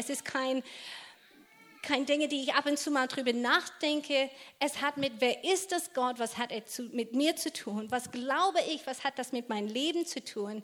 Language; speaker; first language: German; non-native, fluent; English